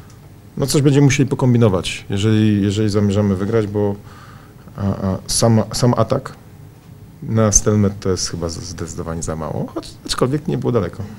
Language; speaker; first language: Polish; native; Polish